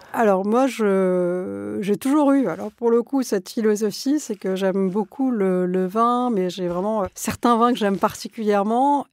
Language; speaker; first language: French; early bilingual, other home language; Malayalam